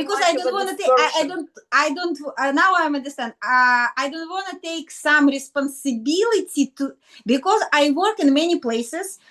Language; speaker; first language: English; non-native, learner; Russian